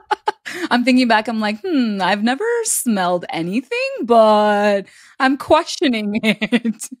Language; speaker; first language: English; early bilingual, other home language; Hindi